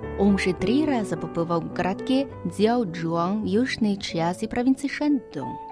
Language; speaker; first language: Russian; non-native, fluent; Chinese